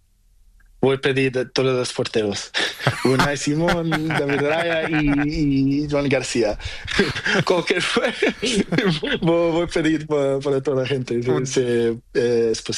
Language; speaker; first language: Spanish; non-native, learner; Portuguese